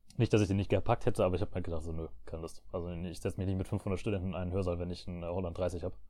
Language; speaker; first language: German; native; German